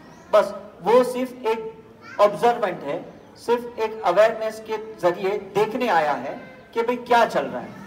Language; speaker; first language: Hindi; native; Hindi